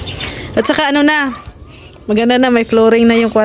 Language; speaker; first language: Filipino; native; Filipino